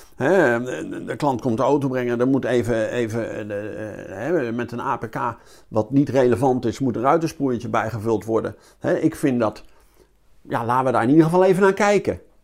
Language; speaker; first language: Dutch; native; Dutch